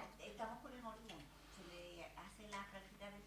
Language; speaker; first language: Spanish; native; Spanish